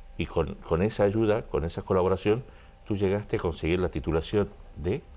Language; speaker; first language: Spanish; native; Spanish